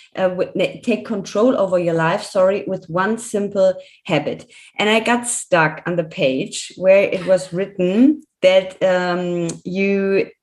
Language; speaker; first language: English; non-native, fluent; German